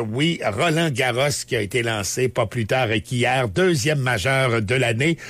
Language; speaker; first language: French; native; French